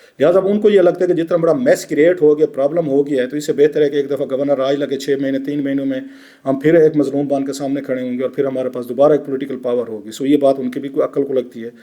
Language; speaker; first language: Urdu; non-native, local second language; Saraiki